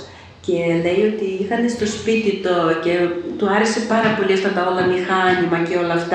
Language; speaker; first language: Greek; non-native, fluent; Ukrainian